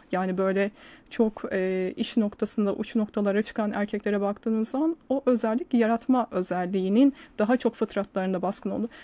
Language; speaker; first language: Turkish; native; Turkish